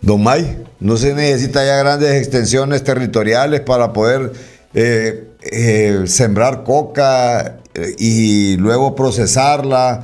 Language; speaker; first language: Spanish; native; Spanish